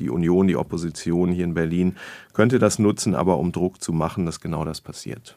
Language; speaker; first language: German; native; German